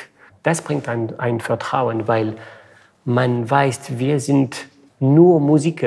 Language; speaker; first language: German; non-native, fluent; French